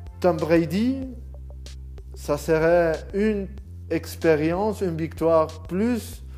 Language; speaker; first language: French; non-native, learner; Spanish